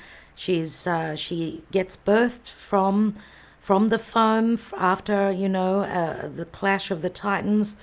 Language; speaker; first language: English; native; English